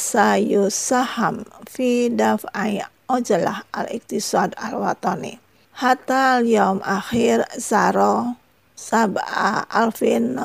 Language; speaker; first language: Arabic; non-native, fluent; Indonesian